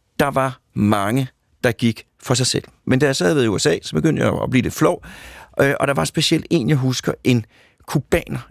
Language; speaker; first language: Danish; native; Danish